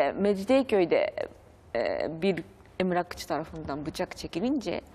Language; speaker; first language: Turkish; non-native, fluent; Japanese